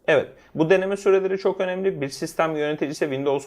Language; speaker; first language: Turkish; native; Turkish